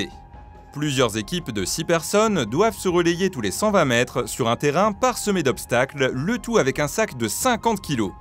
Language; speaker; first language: French; native; French